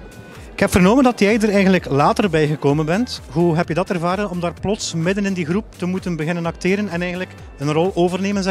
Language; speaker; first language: Dutch; native; Dutch